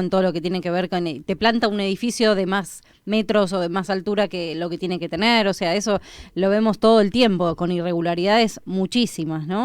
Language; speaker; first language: Spanish; native; Spanish